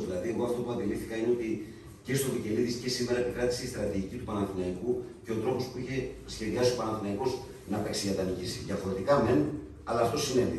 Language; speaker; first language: Greek; native; Greek